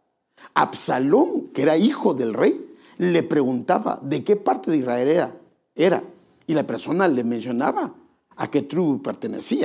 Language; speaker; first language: Spanish; native; Spanish